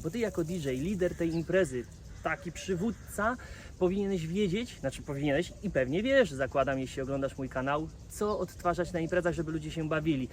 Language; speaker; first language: Polish; native; Polish